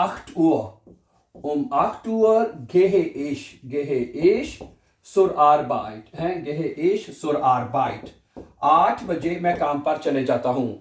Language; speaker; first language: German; non-native, fluent; Urdu